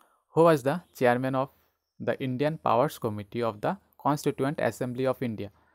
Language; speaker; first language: English; non-native, local second language; Bangla